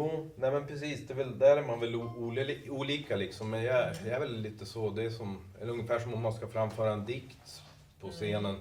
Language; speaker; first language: Swedish; native; Swedish